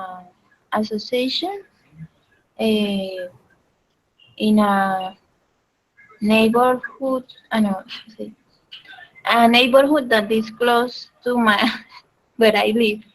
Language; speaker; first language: English; non-native, learner; Spanish